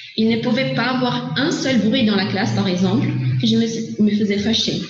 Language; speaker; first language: French; non-native, learner; Portuguese